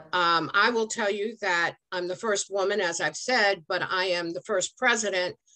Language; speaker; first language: English; native; English